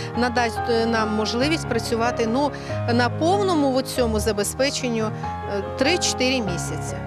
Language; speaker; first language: Ukrainian; native; Ukrainian